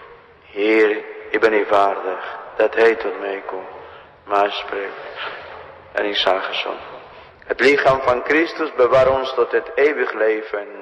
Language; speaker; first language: Dutch; non-native, fluent; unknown